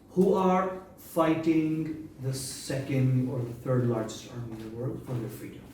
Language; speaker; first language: English; non-native, local second language; Urdu